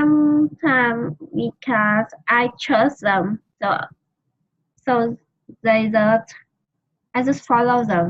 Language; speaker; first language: English; non-native, learner; Vietnamese